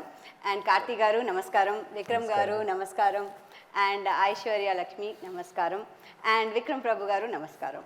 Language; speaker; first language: Telugu; native; Telugu